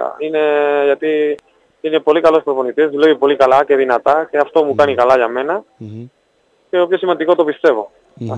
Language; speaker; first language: Greek; non-native, learner; Spanish